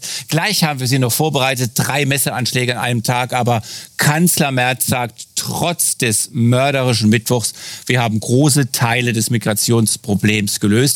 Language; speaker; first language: German; native; German